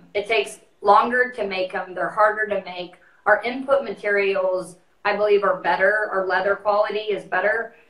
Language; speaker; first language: English; native; English